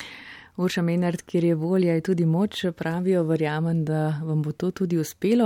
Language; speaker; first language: Slovenian; native; Slovenian